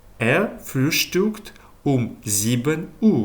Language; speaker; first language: German; non-native, fluent; Ukrainian